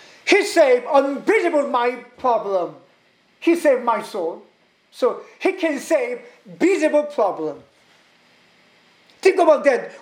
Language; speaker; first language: English; non-native, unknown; Korean